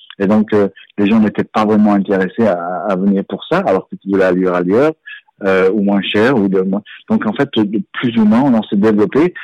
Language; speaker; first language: French; native; French